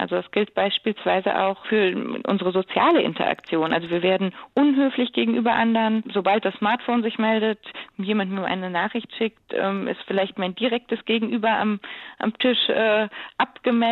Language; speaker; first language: German; native; German